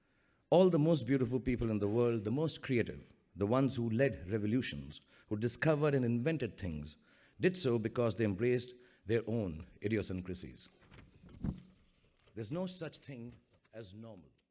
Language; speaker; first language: English; non-native, local second language; Hindi